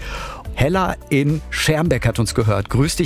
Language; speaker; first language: German; native; German